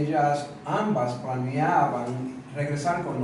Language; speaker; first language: Spanish; native; Spanish